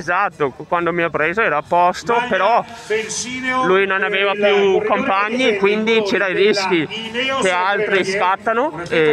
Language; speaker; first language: Italian; non-native, fluent; Danish